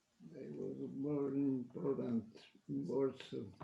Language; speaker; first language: English; non-native, fluent; Polish